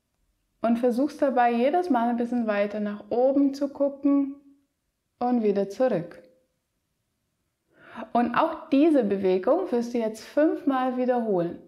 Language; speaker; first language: German; native; German